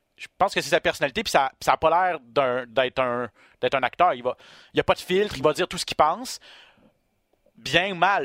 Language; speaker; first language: French; native; French